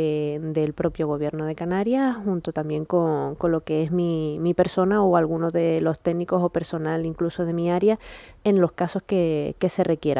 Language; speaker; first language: Spanish; native; Spanish